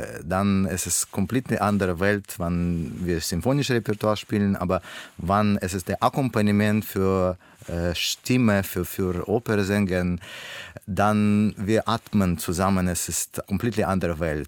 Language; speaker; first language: German; non-native, learner; Russian